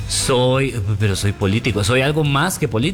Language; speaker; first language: Spanish; native; Spanish